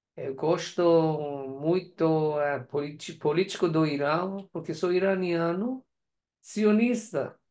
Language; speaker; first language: Portuguese; non-native, learner; Persian